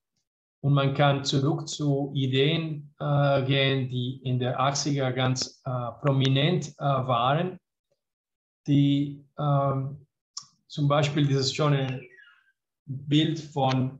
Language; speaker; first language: German; non-native, fluent; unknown